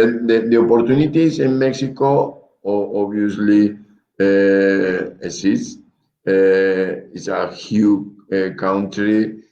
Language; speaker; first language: English; non-native, learner; Spanish